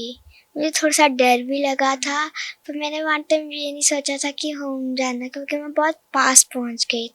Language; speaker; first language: Hindi; non-native, local second language; Punjabi